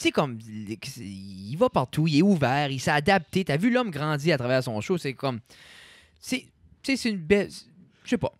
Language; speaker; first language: French; native; French